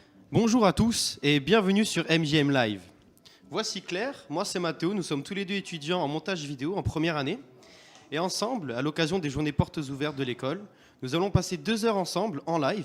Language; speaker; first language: French; native; French